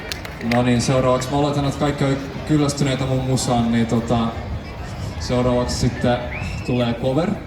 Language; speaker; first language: Finnish; native; Finnish